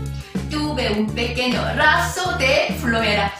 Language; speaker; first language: Spanish; non-native, fluent; Korean